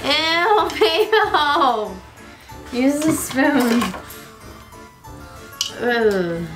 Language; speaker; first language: English; native; English